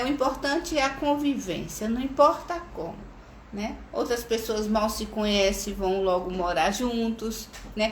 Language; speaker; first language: Portuguese; native; Portuguese